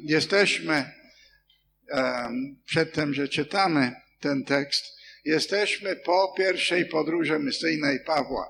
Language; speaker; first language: Polish; non-native, fluent; English